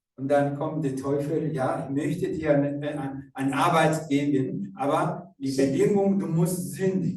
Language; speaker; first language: German; non-native, fluent; Rundi